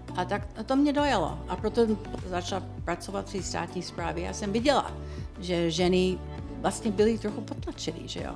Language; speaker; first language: Czech; native; Czech